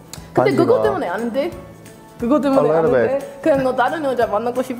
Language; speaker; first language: Korean; non-native, learner; English